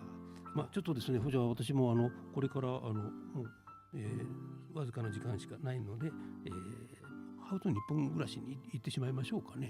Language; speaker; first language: Japanese; native; Japanese